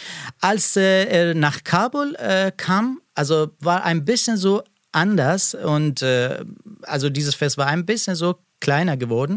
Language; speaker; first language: German; non-native, learner; Persian